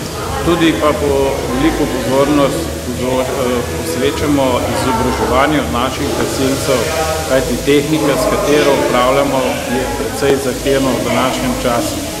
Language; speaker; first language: Slovenian; native; Slovenian